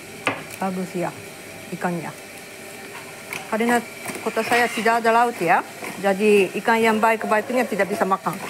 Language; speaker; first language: Indonesian; non-native, learner; Japanese